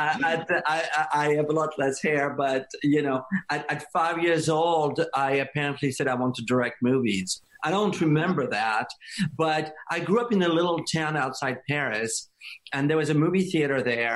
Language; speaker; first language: English; non-native, fluent; French